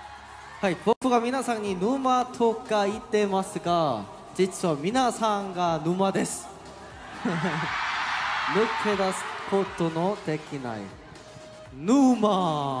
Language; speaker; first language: Japanese; non-native, learner; Korean